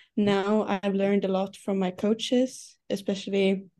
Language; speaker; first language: English; non-native, fluent; Swedish